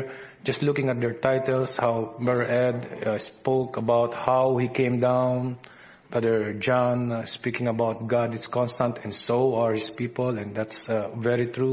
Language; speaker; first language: English; non-native, local second language; Filipino